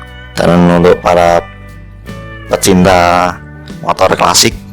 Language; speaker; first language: Indonesian; native; Indonesian